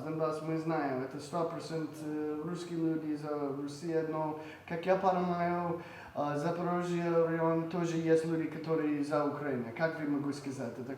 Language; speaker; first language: Russian; non-native, learner; English